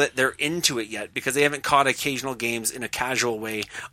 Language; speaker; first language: English; native; English